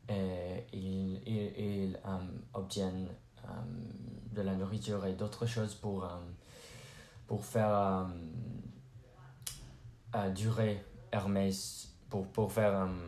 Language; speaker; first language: French; non-native, learner; English